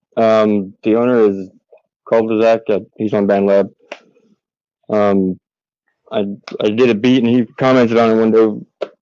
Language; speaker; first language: English; native; English